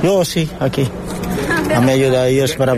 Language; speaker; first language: Spanish; non-native, learner; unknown